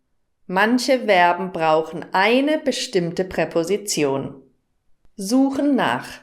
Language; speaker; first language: German; native; German